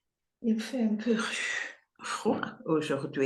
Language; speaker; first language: French; non-native, learner; English